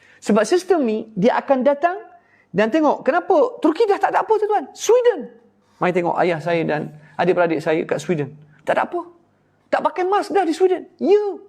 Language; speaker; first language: Malay; non-native, fluent; Arabic